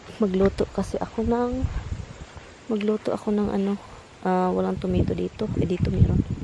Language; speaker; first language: Filipino; non-native, local second language; Cebuano